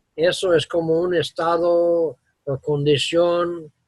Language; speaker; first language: Spanish; non-native, fluent; English